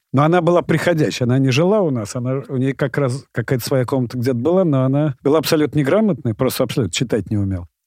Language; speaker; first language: Russian; native; Russian